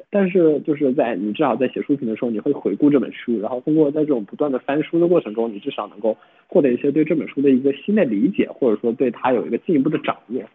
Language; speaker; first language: Chinese; native; Chinese